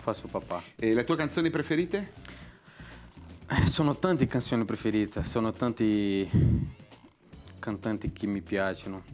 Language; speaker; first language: Italian; non-native, learner; Portuguese